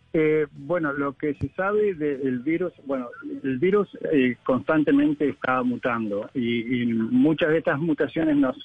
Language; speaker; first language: Spanish; native; Spanish